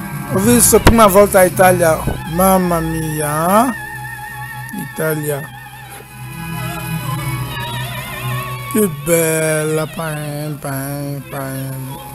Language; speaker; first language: Italian; non-native, learner; Dyula